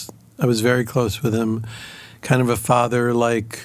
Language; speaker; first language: English; native; English